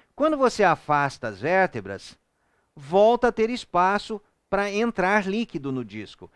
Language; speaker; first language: Portuguese; native; Portuguese